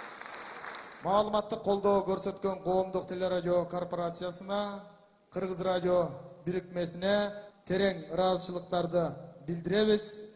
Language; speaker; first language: Kyrgyz; native; Kyrgyz